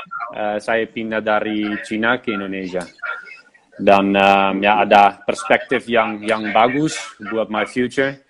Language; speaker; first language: Indonesian; non-native, fluent; Dutch